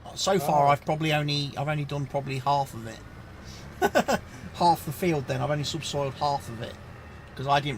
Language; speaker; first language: English; native; English